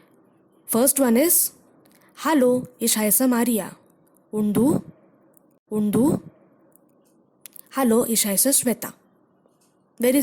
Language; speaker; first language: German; non-native, fluent; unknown